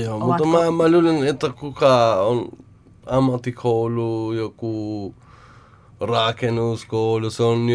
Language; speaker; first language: Finnish; non-native, learner; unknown